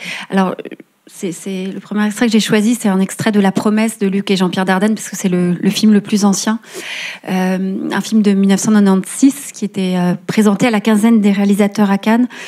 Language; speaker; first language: French; native; French